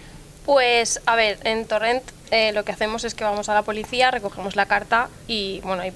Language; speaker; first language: Spanish; native; Spanish